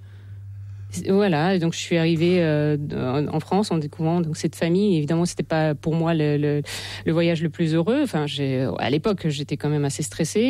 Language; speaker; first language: French; non-native, fluent; Russian